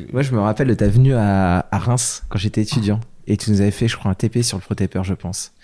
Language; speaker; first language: French; native; French